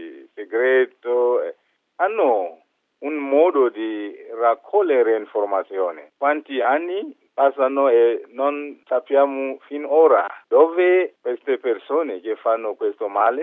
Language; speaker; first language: Italian; non-native, fluent; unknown